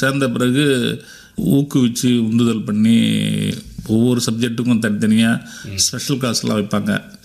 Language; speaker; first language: Tamil; native; Tamil